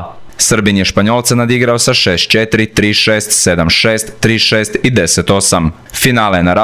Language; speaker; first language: Croatian; native; Croatian